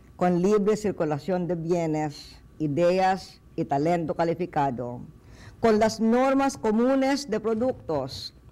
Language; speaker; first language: Spanish; non-native, fluent; Filipino